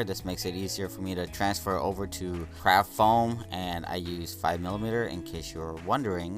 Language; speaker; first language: English; native; English